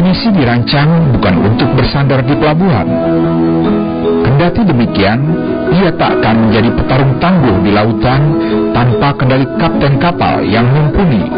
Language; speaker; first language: Indonesian; native; Indonesian